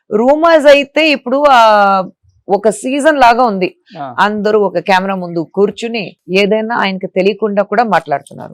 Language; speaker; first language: Telugu; non-native, fluent; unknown